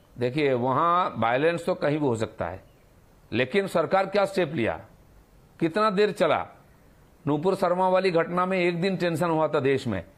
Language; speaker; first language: Hindi; non-native, local second language; Bangla